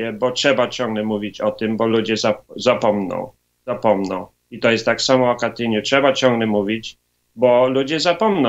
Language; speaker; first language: Polish; early bilingual, heritage; Polish